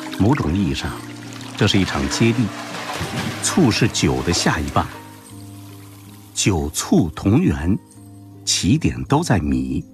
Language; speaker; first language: Chinese; native; Chinese